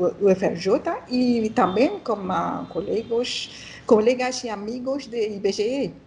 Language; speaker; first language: Portuguese; non-native, learner; French